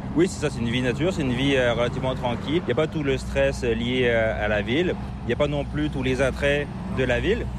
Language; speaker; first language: French; native; French